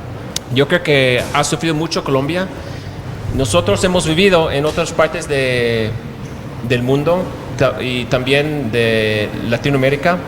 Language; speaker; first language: Spanish; non-native, fluent; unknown